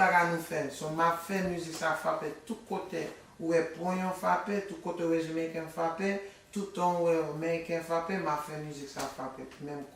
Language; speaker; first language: Haitian Creole; early bilingual, heritage; English